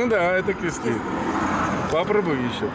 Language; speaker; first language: Russian; non-native, fluent; Armenian